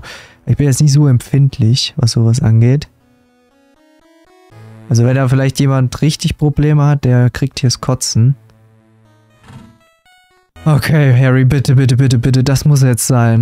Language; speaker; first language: German; native; German